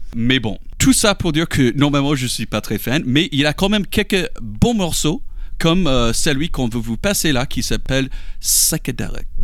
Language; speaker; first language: French; non-native, fluent; English